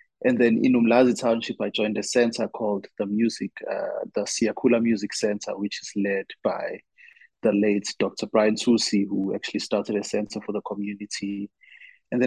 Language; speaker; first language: English; non-native, local second language; Zulu